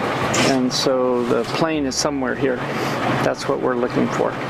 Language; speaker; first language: English; native; English